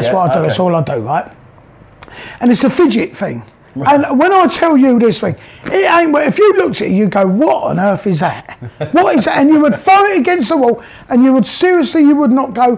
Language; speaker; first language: English; native; English